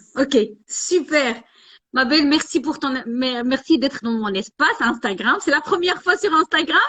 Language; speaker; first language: French; non-native, local second language; Arabic